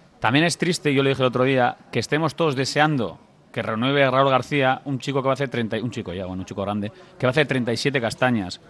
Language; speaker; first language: Spanish; native; Spanish